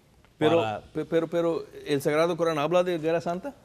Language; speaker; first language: Spanish; non-native, fluent; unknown